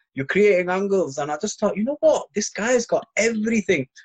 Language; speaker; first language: English; native; English